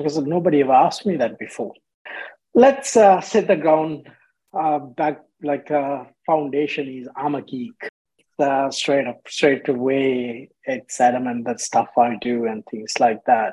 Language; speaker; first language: English; non-native, local second language; Sinhala